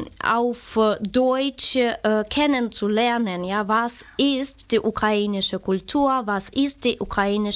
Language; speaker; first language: German; non-native, fluent; Ukrainian